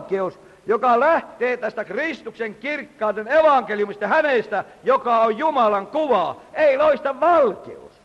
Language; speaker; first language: Finnish; native; Finnish